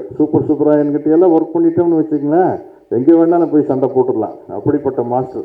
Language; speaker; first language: Tamil; native; Tamil